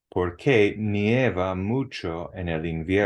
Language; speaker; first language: Spanish; non-native, fluent; English